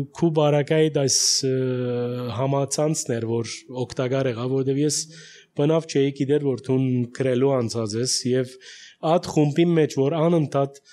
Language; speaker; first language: Armenian; early bilingual, heritage; Armenian